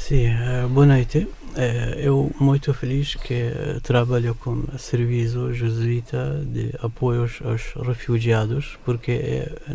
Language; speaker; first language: Portuguese; non-native, learner; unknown